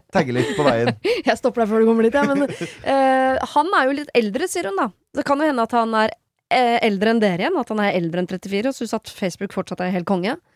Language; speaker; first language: Norwegian; native; Norwegian